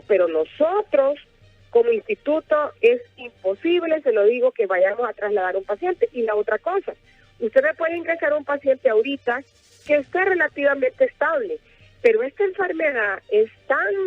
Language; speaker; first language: Spanish; native; Spanish